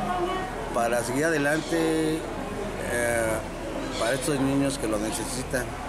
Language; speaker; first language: Spanish; native; Spanish